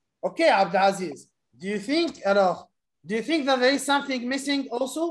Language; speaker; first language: English; non-native, fluent; Arabic